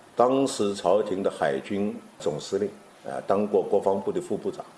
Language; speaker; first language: Chinese; native; Chinese